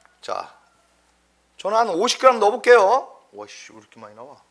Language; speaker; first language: Korean; native; Korean